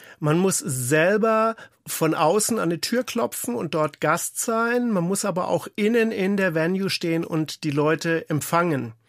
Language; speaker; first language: German; native; German